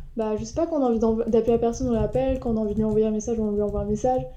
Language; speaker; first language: French; native; French